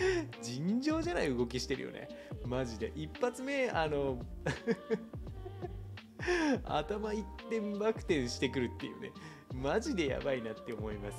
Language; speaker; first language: Japanese; native; Japanese